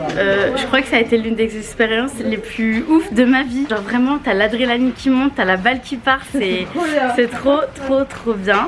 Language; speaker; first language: French; native; French